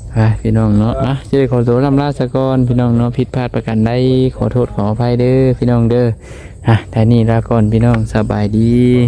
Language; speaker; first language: Thai; native; Thai